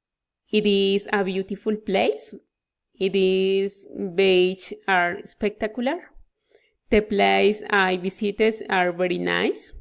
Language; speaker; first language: English; non-native, learner; Spanish